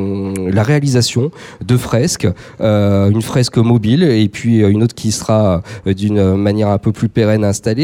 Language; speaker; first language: French; native; French